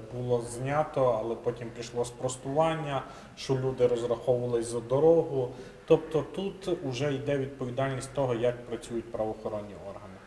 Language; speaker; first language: Ukrainian; native; Ukrainian